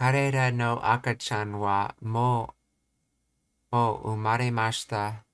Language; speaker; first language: Japanese; non-native, learner; English